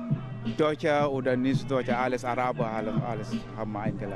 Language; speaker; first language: German; non-native, learner; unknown